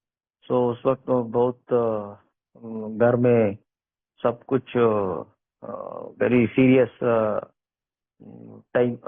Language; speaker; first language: Hindi; non-native, local second language; Kannada